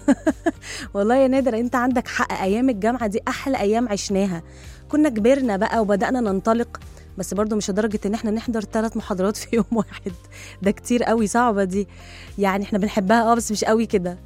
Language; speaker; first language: Arabic; native; Arabic